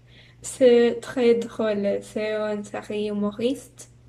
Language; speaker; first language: French; non-native, learner; Spanish